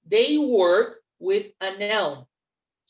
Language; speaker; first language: English; non-native, fluent; Spanish